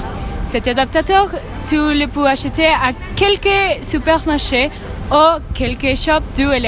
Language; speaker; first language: French; non-native, learner; Spanish